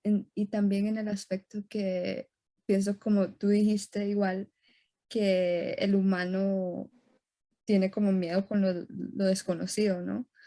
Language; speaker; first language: Spanish; early bilingual, heritage; Spanish